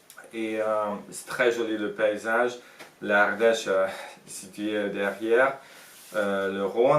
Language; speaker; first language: French; non-native, fluent; Hungarian